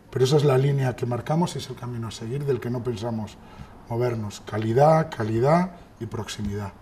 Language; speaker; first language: Spanish; native; Spanish